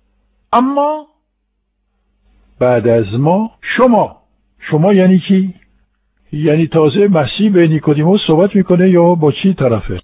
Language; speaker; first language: Persian; non-native, fluent; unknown